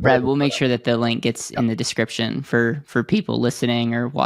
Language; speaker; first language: English; native; English